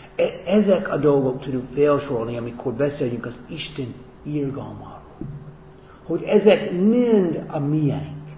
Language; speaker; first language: Hungarian; non-native, fluent; English